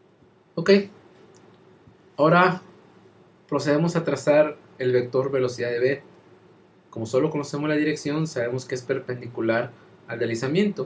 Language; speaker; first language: Spanish; native; Spanish